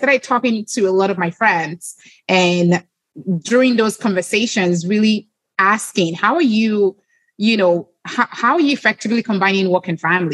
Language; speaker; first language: English; non-native, local second language; Yoruba